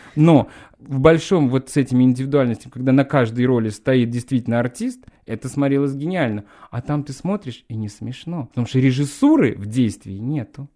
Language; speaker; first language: Russian; native; Russian